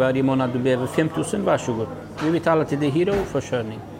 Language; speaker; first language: Swedish; non-native, learner; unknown